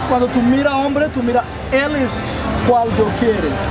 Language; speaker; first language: Spanish; non-native, learner; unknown